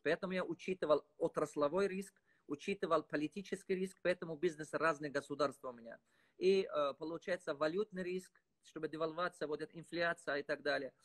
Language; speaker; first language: Russian; non-native, fluent; Tajik